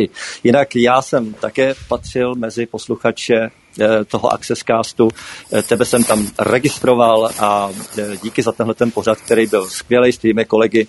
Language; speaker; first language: Czech; native; Czech